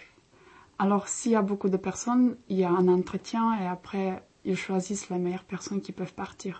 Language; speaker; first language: French; non-native, fluent; Czech